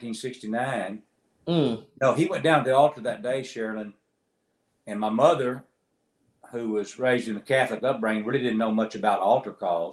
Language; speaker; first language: English; native; English